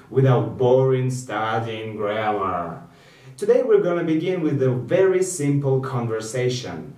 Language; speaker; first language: English; non-native, fluent; Russian